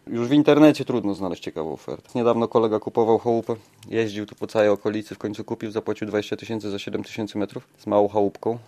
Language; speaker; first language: Polish; native; Polish